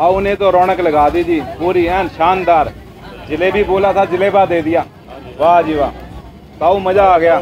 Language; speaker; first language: Hindi; native; Hindi